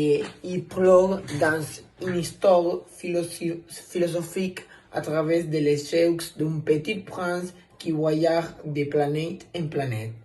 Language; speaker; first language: French; non-native, learner; Spanish